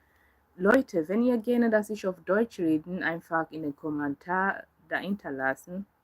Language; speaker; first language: German; non-native, learner; Yoruba